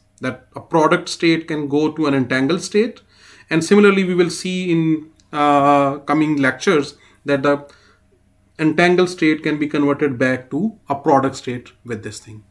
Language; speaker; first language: English; non-native, fluent; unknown